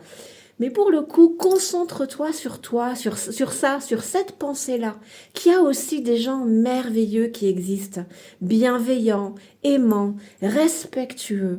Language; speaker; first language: French; native; French